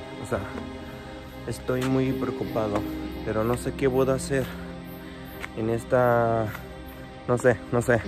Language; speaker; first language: Spanish; non-native, fluent; Arabic